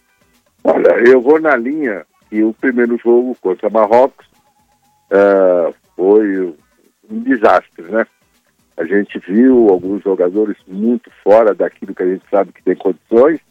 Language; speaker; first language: Portuguese; native; Portuguese